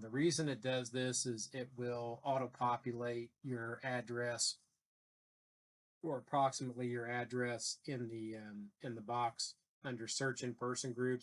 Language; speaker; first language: English; native; English